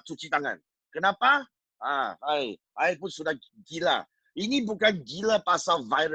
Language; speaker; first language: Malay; non-native, local second language; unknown